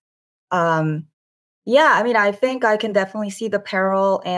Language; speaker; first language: English; non-native, fluent; Korean